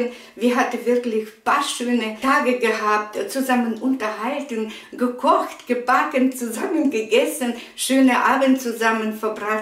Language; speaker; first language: German; non-native, fluent; Russian